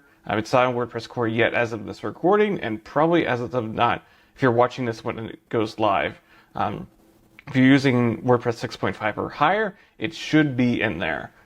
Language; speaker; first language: English; native; English